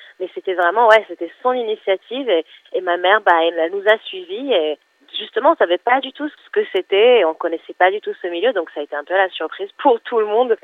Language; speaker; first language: French; non-native, fluent; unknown